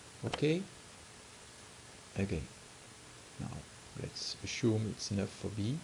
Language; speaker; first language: English; non-native, fluent; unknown